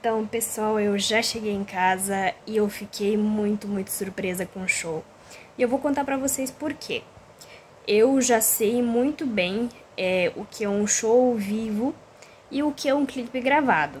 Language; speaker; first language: Portuguese; non-native, fluent; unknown